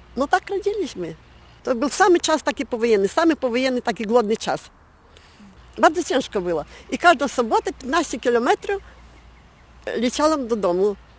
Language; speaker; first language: Polish; early bilingual, heritage; Polish